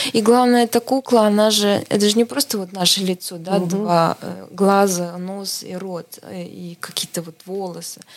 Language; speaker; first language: Russian; non-native, local second language; Estonian